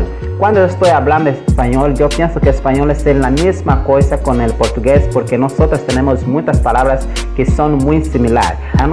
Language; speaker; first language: Spanish; non-native, learner; Portuguese